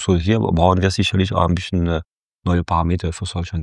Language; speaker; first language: German; non-native, fluent; French